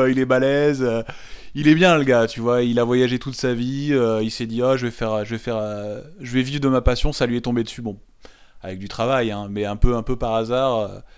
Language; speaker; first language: French; native; French